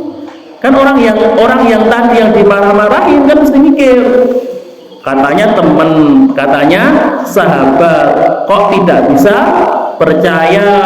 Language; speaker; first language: Indonesian; non-native, local second language; Javanese